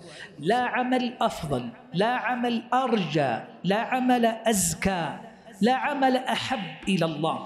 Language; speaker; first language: Arabic; native; Arabic